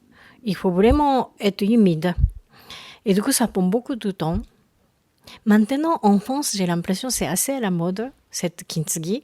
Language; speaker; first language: French; non-native, learner; Japanese